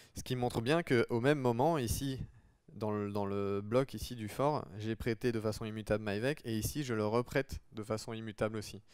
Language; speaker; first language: French; native; French